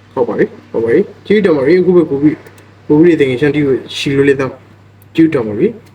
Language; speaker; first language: Burmese; native; Burmese